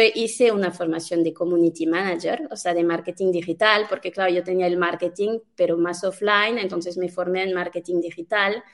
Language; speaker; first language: Spanish; non-native, fluent; French